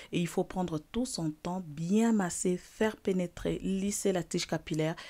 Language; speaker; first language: French; non-native, local second language; Lingala